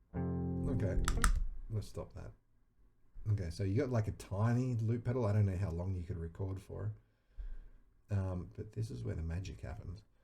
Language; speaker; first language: English; native; English